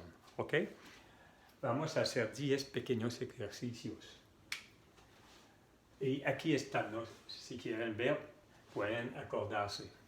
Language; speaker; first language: Spanish; non-native, fluent; French